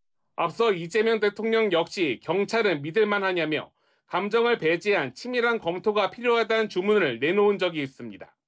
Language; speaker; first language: Korean; native; Korean